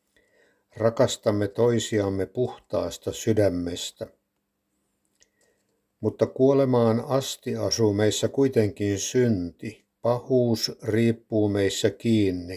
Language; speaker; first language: Finnish; native; Finnish